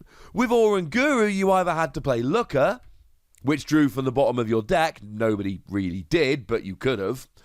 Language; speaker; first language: English; native; English